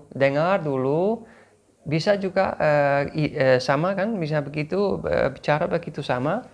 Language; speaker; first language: Indonesian; non-native, fluent; English